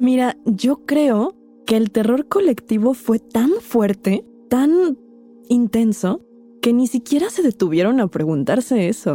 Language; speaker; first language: Spanish; native; Spanish